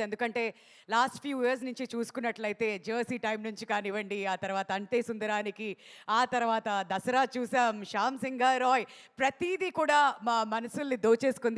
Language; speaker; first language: Telugu; native; Telugu